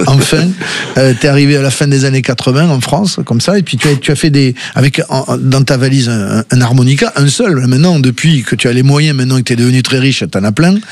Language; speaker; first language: French; native; French